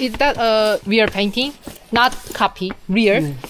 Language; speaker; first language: English; non-native, learner; Korean